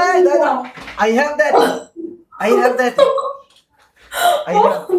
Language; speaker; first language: English; non-native, learner; Malayalam